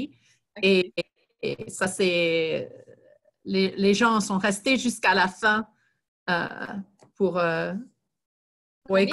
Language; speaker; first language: French; non-native, fluent; English